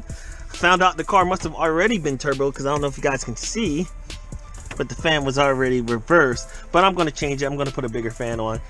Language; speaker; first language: English; native; English